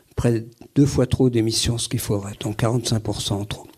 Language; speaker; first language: French; native; French